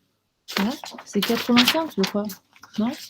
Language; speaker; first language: French; non-native, learner; Chinese